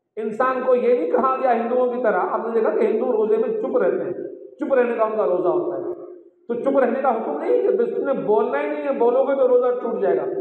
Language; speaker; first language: Urdu; non-native, local second language; Sindhi